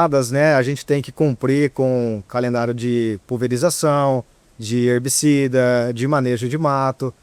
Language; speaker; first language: Portuguese; native; Portuguese